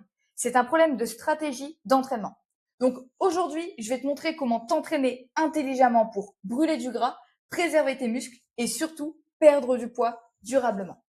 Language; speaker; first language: French; native; French